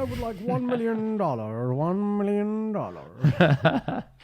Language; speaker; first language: English; early bilingual, other home language; Punjabi